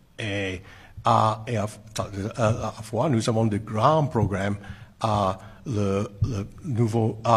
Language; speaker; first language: French; non-native, fluent; English